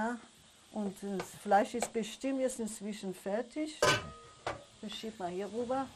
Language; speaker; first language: German; non-native, learner; Persian